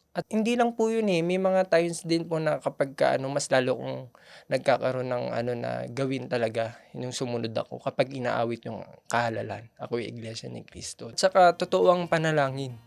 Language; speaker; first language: Filipino; native; Filipino